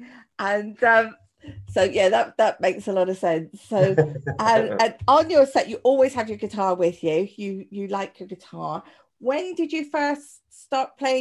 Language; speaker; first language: English; native; English